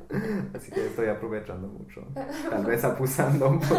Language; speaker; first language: Spanish; non-native, fluent; English